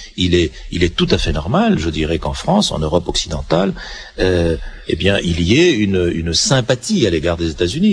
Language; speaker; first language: French; native; French